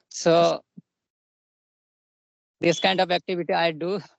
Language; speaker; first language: English; non-native, learner; Santali